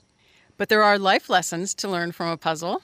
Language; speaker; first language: English; native; English